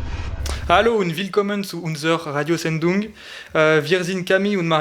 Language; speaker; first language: German; non-native, learner; French